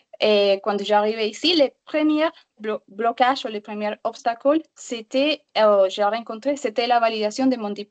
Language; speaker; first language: French; non-native, learner; Spanish